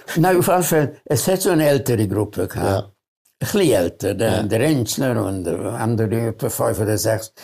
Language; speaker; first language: German; early bilingual, other home language; Hungarian